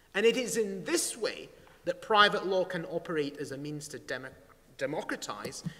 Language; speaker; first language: English; native; English